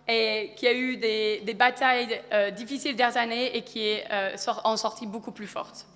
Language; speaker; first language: French; early bilingual, other home language; Polish